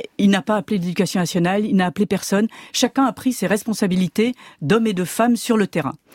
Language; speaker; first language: French; native; French